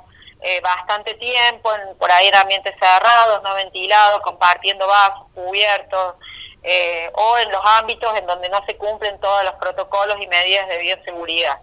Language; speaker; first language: Spanish; native; Spanish